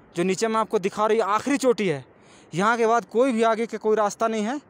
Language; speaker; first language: Hindi; native; Hindi